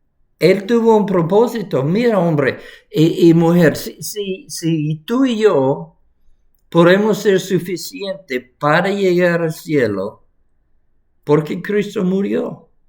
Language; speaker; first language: Spanish; non-native, fluent; English